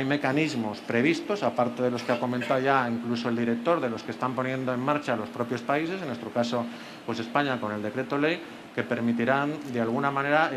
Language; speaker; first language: Spanish; native; Spanish